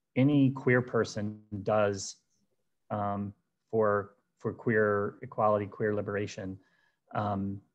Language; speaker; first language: English; native; English